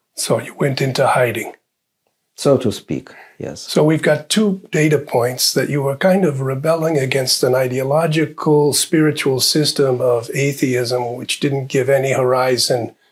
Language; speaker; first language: English; native; English